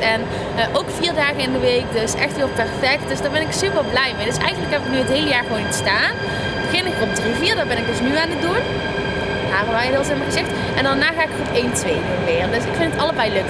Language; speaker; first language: Dutch; native; Dutch